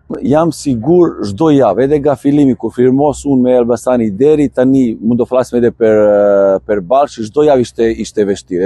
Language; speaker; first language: Albanian; non-native, learner; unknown